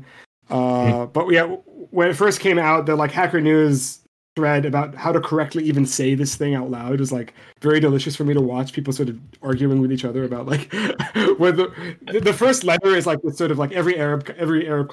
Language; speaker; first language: English; non-native, fluent; Arabic